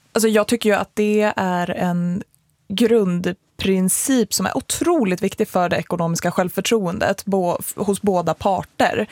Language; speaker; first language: Swedish; native; Swedish